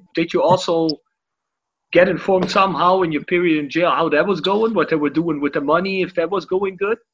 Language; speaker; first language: English; non-native, fluent; Dutch